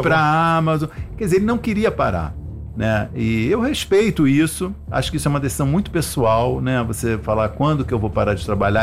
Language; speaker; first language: Portuguese; native; Portuguese